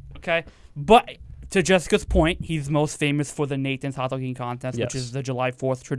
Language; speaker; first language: English; native; English